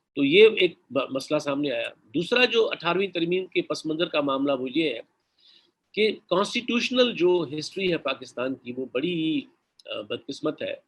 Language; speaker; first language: Urdu; non-native, local second language; Sindhi